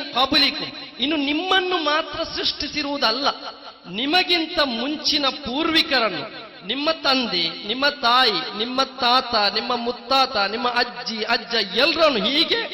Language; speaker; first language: Kannada; non-native, local second language; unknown